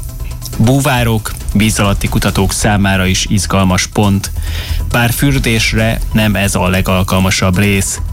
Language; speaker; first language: Hungarian; native; Hungarian